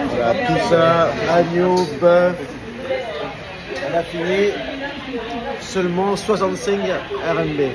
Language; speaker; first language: French; native; French